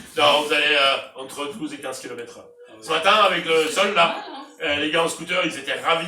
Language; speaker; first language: French; native; French